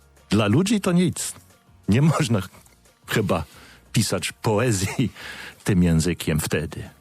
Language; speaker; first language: Polish; non-native, fluent; English